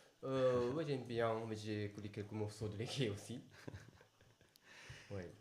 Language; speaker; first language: French; non-native, learner; Japanese